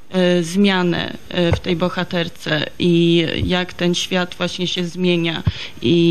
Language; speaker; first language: Polish; early bilingual, heritage; Polish